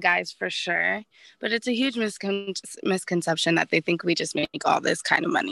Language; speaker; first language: English; native; English